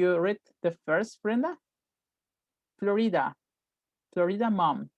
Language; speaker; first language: English; non-native, fluent; Spanish